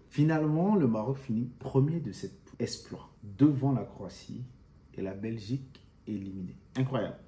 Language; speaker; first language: French; non-native, local second language; Fon